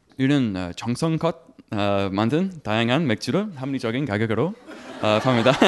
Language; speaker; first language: Korean; non-native, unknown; English